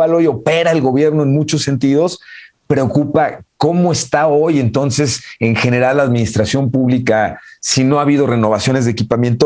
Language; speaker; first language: Spanish; native; Spanish